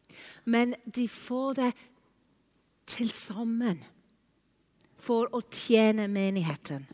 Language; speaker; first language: Norwegian; non-native, fluent; English